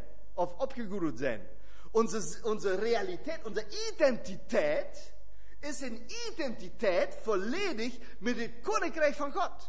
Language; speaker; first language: Dutch; non-native, fluent; German